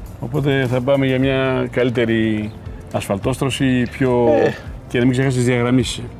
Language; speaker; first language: Greek; native; Greek